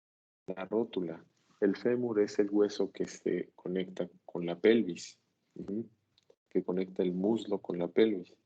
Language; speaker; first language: Spanish; native; Spanish